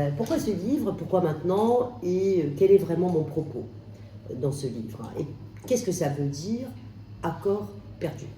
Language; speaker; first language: French; non-native, local second language; Arabic